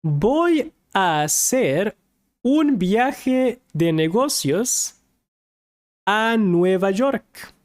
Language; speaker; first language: Spanish; non-native, fluent; English